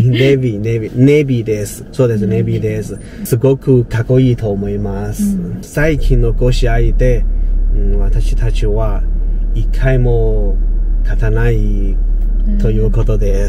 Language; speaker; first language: Japanese; non-native, learner; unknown